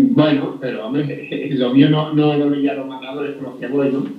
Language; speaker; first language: Spanish; native; Spanish